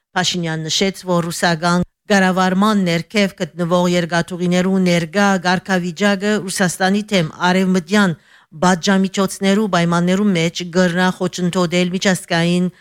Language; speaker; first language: Armenian; early bilingual, heritage; Armenian